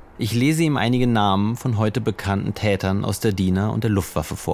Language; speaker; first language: German; native; German